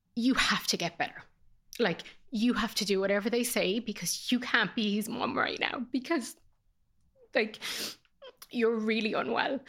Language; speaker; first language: English; native; English